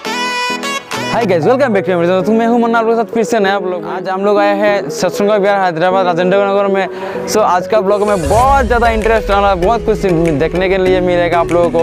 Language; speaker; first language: Hindi; non-native, local second language; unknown